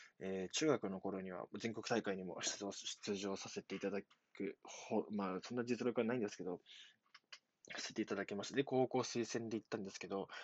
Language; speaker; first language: Japanese; native; Japanese